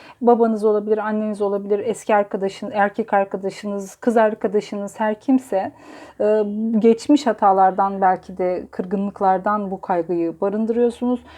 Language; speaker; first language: Turkish; native; Turkish